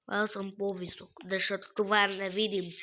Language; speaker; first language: Bulgarian; native; Bulgarian